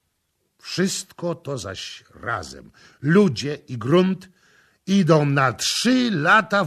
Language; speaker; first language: Polish; native; Polish